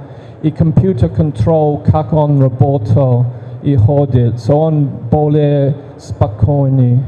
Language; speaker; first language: Russian; non-native, learner; English